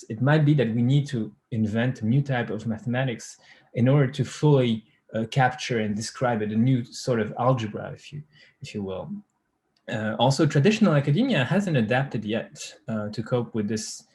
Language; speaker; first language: English; non-native, fluent; French